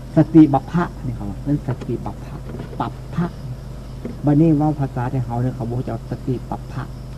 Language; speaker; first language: Thai; native; Thai